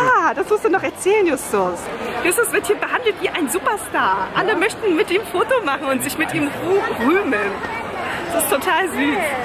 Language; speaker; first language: German; native; German